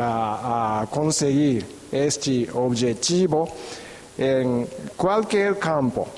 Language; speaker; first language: Portuguese; non-native, fluent; Japanese